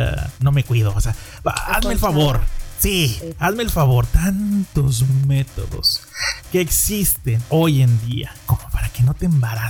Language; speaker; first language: Spanish; native; Spanish